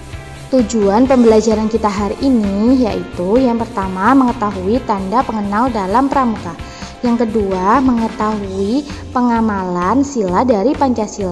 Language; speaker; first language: Indonesian; native; Indonesian